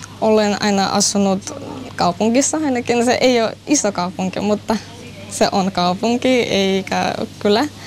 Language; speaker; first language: Finnish; non-native, learner; Russian